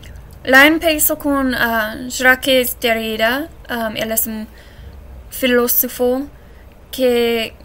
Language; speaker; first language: Spanish; non-native, learner; English